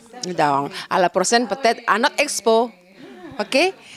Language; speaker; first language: French; non-native, learner; Indonesian